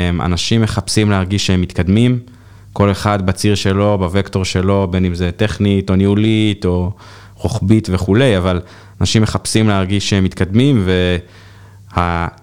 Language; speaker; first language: Hebrew; native; Hebrew